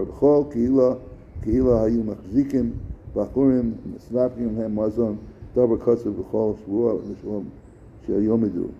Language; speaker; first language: Hebrew; non-native, fluent; English